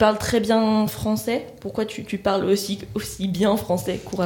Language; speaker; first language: French; native; French